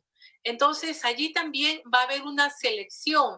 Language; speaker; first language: Spanish; native; Spanish